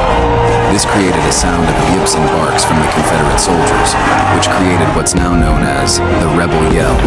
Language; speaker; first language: English; native; English